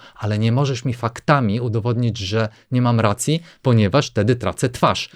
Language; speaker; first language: Polish; non-native, fluent; Bulgarian